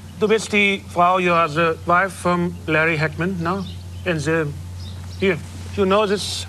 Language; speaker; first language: English; non-native, learner; German